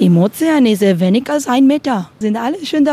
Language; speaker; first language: German; non-native, learner; Spanish